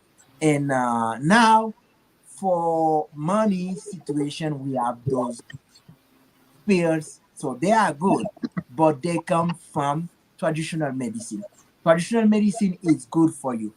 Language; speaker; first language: English; non-native, learner; Haitian Creole